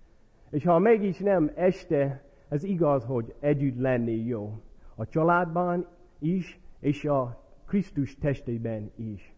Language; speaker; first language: Hungarian; non-native, fluent; English